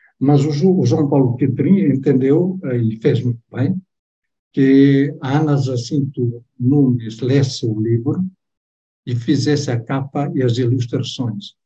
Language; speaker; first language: Portuguese; non-native, local second language; Tetum